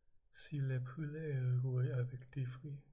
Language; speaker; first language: French; non-native, learner; English